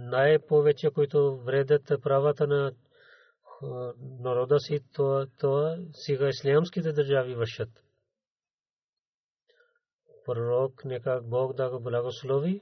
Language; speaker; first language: Bulgarian; non-native, learner; Urdu